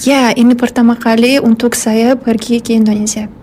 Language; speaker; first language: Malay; non-native, learner; Uzbek